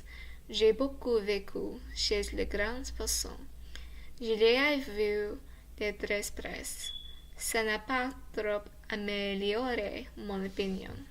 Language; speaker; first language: French; non-native, learner; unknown